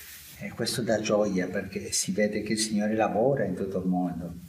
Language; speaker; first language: Italian; non-native, fluent; Spanish